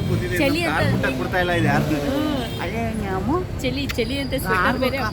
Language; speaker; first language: Kannada; native; Kannada